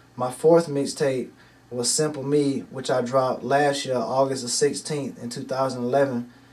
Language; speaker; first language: English; native; English